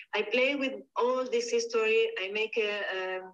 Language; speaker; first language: English; non-native, learner; Spanish